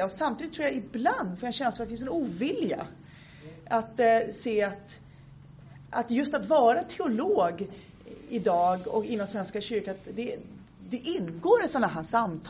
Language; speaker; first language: Swedish; native; Swedish